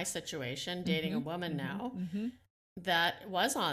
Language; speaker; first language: English; non-native, fluent; Dutch